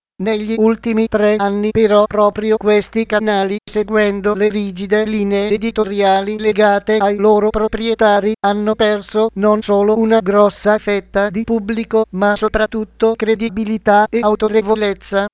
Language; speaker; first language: Italian; non-native, fluent; Arabic